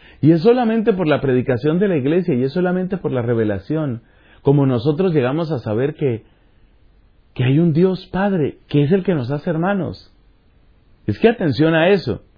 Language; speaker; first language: Spanish; native; Spanish